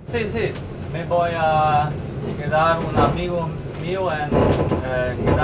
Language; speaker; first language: Spanish; non-native, fluent; Polish